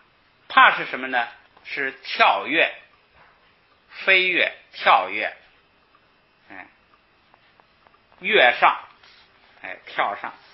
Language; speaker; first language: Chinese; native; Chinese